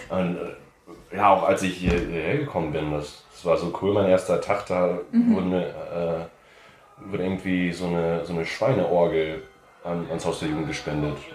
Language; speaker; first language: German; early bilingual, heritage; English